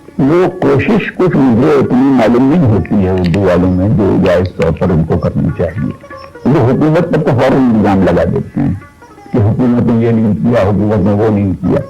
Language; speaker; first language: Urdu; native; Urdu